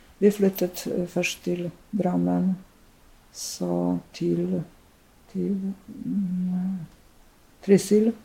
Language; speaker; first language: Norwegian; non-native, fluent; Polish